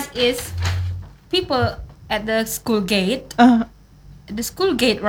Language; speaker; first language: English; non-native, learner; Indonesian